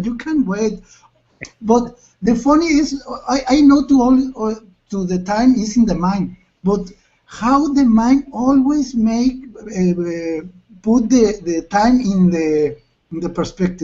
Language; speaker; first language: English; non-native, learner; Spanish